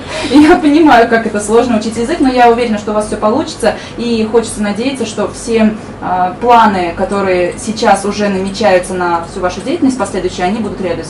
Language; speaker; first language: Russian; native; Russian